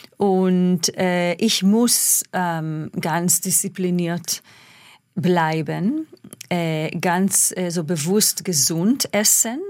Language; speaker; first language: German; non-native, fluent; Hebrew